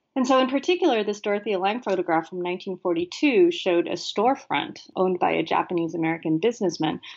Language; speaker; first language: English; native; English